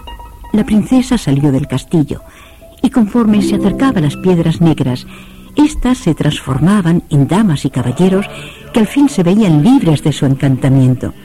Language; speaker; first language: Spanish; native; Spanish